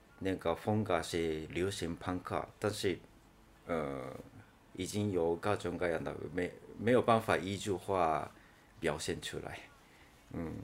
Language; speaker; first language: Chinese; non-native, fluent; Japanese